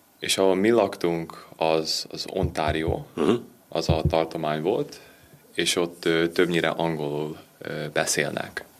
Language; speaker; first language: Hungarian; early bilingual, heritage; Hungarian